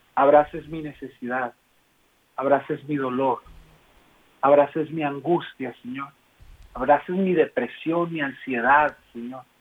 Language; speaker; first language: Spanish; early bilingual, heritage; Spanish